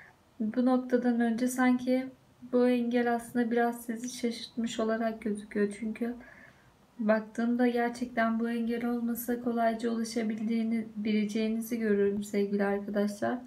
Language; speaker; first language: Turkish; native; Turkish